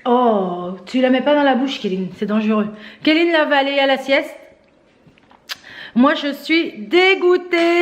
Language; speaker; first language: French; native; French